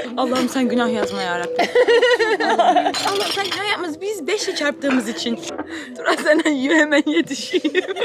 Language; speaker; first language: Turkish; native; Turkish